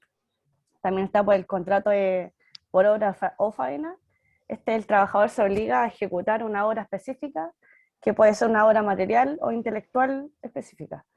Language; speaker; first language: Spanish; native; Spanish